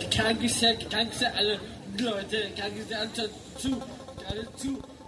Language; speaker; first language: German; non-native, learner; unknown